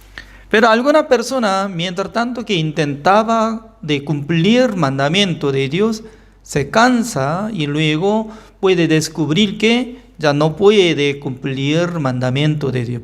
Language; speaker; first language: Spanish; non-native, fluent; Korean